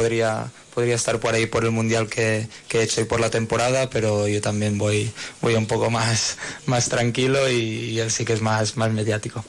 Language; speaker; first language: Spanish; native; Spanish